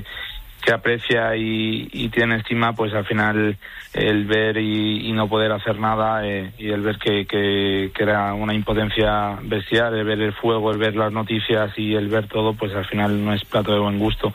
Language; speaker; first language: Spanish; native; Spanish